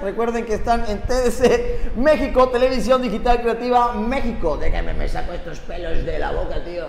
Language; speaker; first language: Spanish; native; Spanish